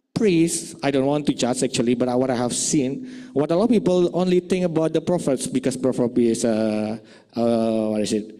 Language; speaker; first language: English; non-native, fluent; Indonesian